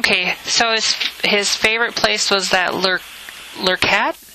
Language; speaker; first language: English; native; English